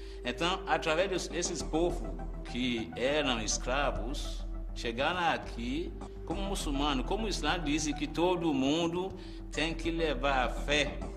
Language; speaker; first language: Portuguese; non-native, fluent; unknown